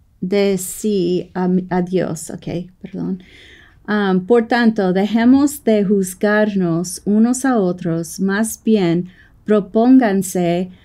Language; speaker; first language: Spanish; non-native, fluent; English